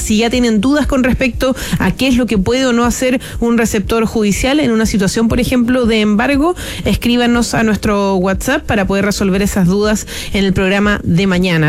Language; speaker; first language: Spanish; native; Spanish